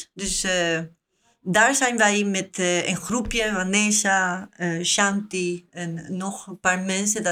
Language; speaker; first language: Dutch; non-native, learner; Spanish